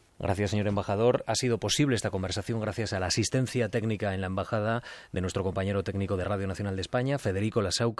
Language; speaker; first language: Spanish; native; Spanish